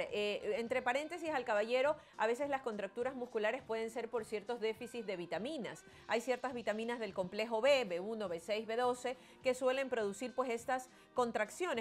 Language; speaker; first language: Spanish; native; Spanish